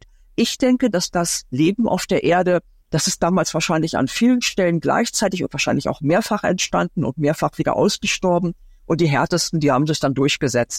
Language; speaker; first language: German; native; German